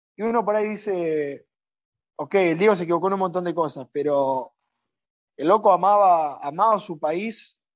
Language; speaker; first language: Spanish; native; Spanish